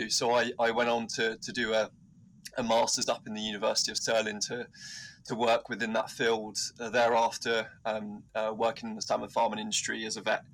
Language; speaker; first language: English; native; English